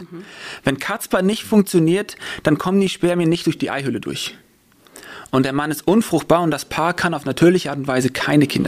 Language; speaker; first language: German; native; German